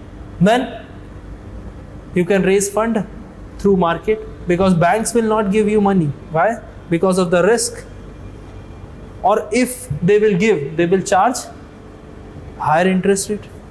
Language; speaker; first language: English; non-native, local second language; Hindi